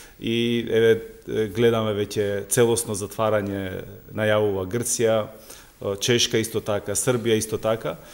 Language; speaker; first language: Macedonian; non-native, local second language; Albanian